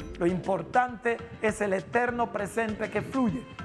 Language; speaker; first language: Spanish; non-native, local second language; English